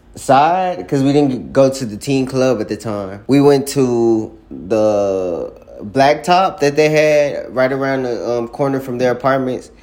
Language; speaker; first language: English; native; English